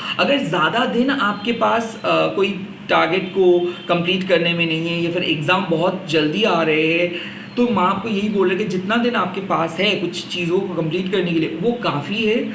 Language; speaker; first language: Hindi; non-native, local second language; Bangla